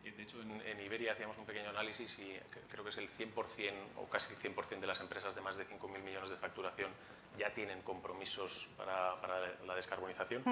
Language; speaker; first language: Spanish; native; Spanish